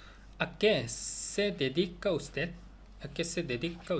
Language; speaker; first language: Spanish; non-native, learner; Korean